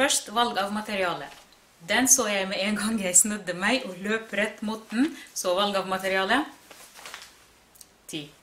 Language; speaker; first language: Norwegian; non-native, fluent; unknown